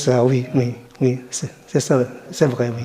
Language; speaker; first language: French; non-native, fluent; Korean